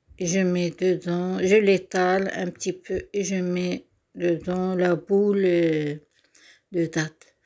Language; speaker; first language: French; non-native, local second language; Arabic